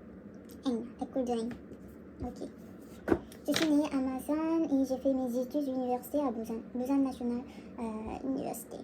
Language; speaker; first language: French; non-native, learner; Korean